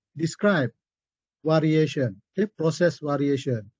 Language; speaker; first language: English; non-native, local second language; Malay